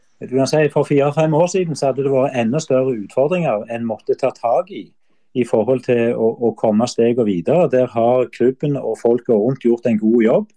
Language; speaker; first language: Norwegian; native; Norwegian